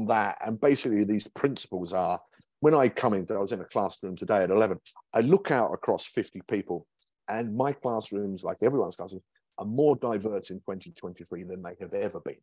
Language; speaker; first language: English; native; English